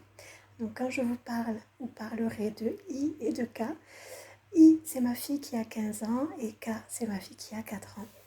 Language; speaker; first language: French; native; French